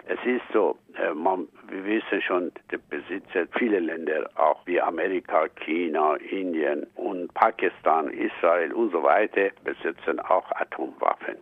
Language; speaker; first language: German; non-native, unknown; Persian